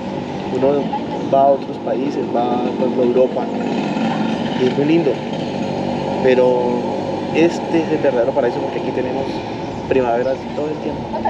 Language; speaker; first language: Spanish; native; Spanish